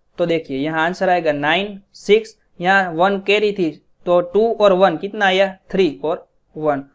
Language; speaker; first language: Hindi; non-native, local second language; Gujarati